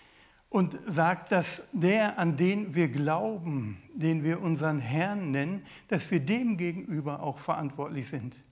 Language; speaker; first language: German; native; German